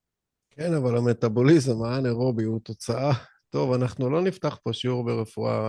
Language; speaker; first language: Hebrew; native; Hebrew